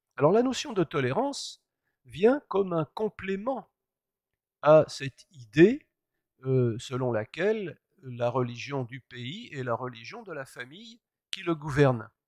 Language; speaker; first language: French; native; French